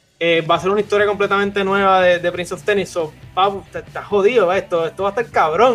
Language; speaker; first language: Spanish; native; Spanish